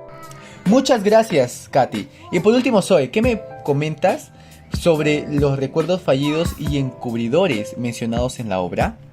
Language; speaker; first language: Spanish; native; Spanish